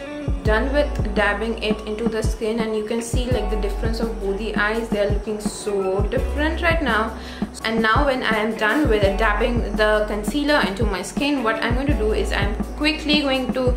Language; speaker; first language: English; non-native, local second language; Bangla